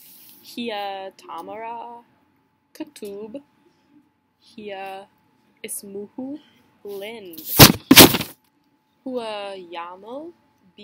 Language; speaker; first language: Arabic; non-native, learner; English